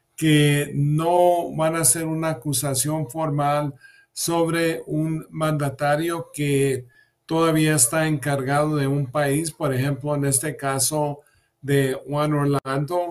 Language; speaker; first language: Spanish; early bilingual, heritage; English